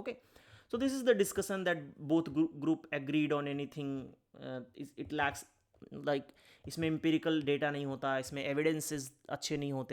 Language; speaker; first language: English; non-native, local second language; Hindi